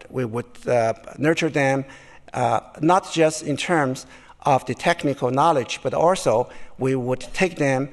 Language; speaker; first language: English; non-native, fluent; Chinese